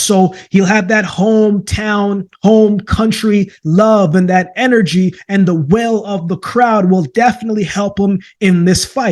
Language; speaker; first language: English; native; English